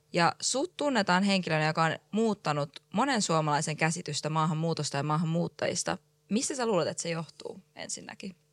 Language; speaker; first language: Finnish; native; Finnish